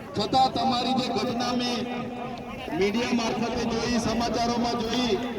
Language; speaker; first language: Gujarati; non-native, local second language; Vasavi